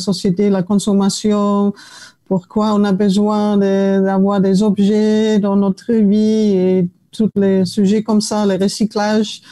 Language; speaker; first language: French; non-native, fluent; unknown